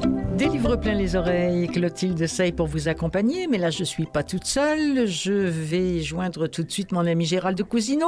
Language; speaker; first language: French; native; French